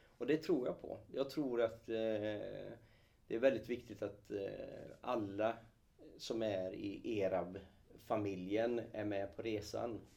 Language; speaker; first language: Swedish; early bilingual, other home language; Kurdish